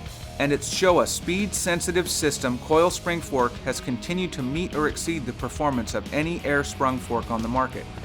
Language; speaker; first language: English; native; English